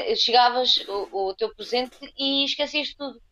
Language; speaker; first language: Portuguese; native; Portuguese